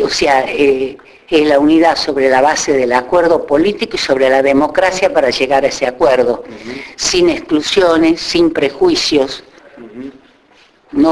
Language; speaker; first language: Spanish; native; Spanish